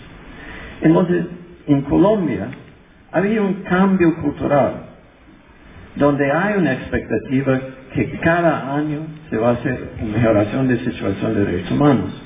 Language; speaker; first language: Spanish; non-native, fluent; English